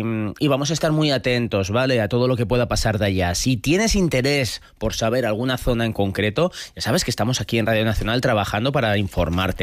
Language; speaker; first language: Spanish; native; Spanish